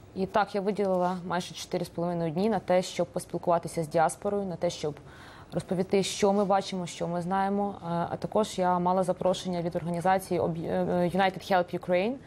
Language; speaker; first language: Ukrainian; native; Ukrainian